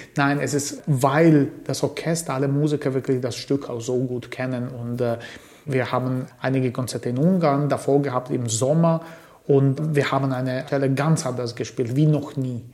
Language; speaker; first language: German; early bilingual, other home language; Croatian